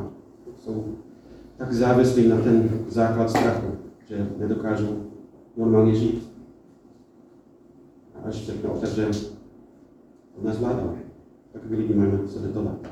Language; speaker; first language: Czech; non-native, fluent; English